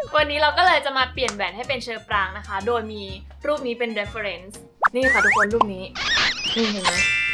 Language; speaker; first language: Thai; native; Thai